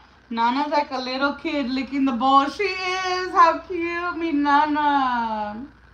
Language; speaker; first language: English; early bilingual, other home language; Spanish